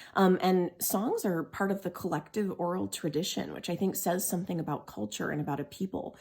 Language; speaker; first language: English; native; English